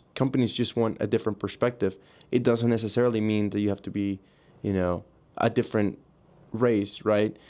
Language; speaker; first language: English; early bilingual, other home language; Spanish